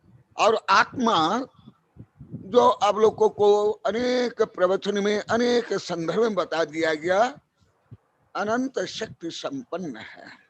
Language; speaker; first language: Hindi; native; Hindi